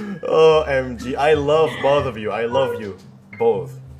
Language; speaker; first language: English; non-native, fluent; Indonesian